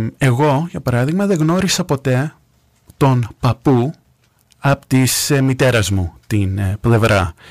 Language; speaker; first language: Greek; early bilingual, heritage; Greek